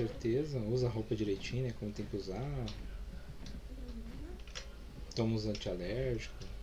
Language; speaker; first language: Portuguese; native; Portuguese